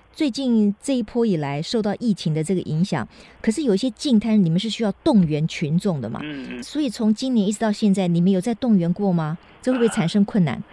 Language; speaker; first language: Chinese; native; Chinese